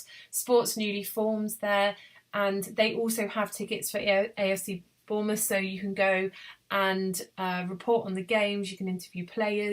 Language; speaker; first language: English; native; English